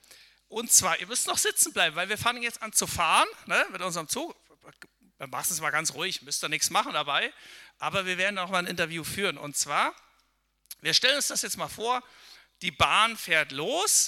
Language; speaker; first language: German; native; German